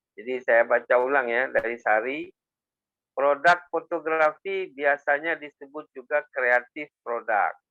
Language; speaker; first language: Malay; native; Malay